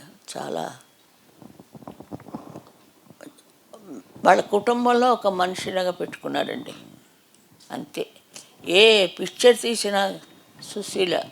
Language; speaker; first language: Telugu; native; Telugu